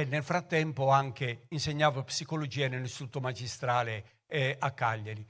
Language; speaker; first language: Italian; native; Italian